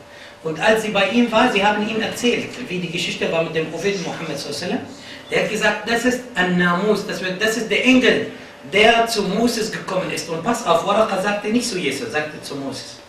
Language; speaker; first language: German; non-native, fluent; Arabic